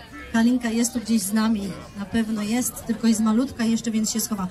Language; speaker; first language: Polish; native; Polish